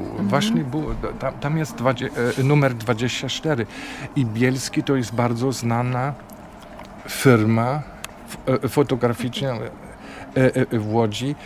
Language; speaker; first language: Polish; non-native, fluent; German